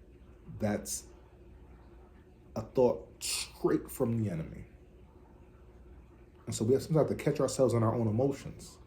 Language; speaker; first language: English; native; English